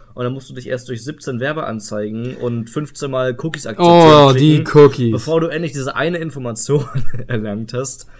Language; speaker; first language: German; native; German